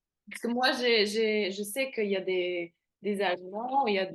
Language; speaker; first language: French; non-native, fluent; Slovak